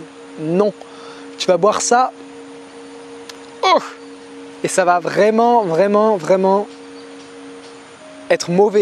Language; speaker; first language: French; native; French